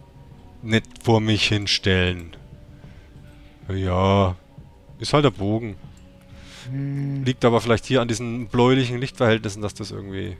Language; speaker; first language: German; native; German